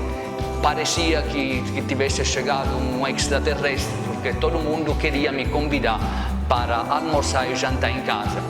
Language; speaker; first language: Portuguese; non-native, fluent; Italian